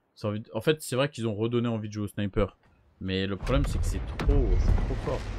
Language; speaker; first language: French; native; French